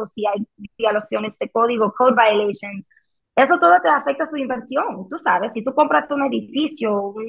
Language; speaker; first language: Spanish; early bilingual, heritage; Spanish